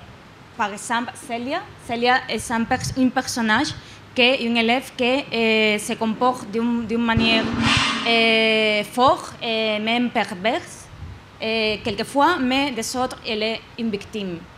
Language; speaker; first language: French; non-native, learner; Spanish